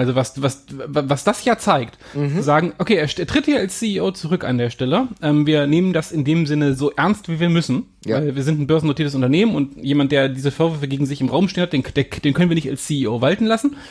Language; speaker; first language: German; native; German